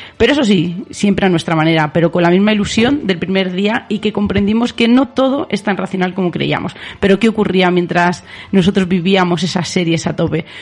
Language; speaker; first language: Spanish; native; Spanish